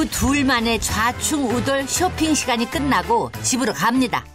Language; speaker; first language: Korean; native; Korean